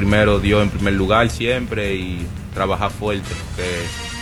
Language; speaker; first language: Spanish; early bilingual, heritage; Spanish